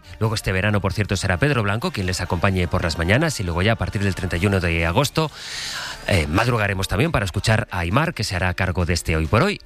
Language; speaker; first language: Spanish; native; Spanish